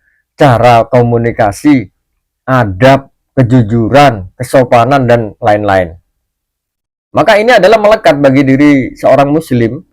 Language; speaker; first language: Indonesian; native; Indonesian